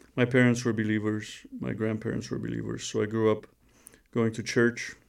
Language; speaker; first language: English; non-native, fluent; Romanian